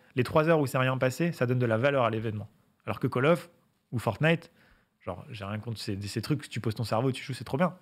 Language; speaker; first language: French; native; French